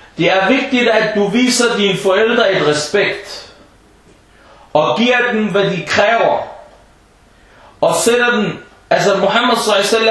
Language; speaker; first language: Danish; non-native, fluent; Arabic